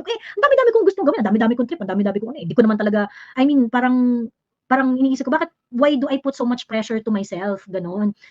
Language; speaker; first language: Filipino; native; Filipino